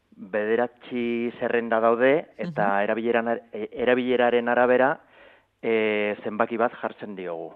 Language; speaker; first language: Basque; non-native, local second language; Spanish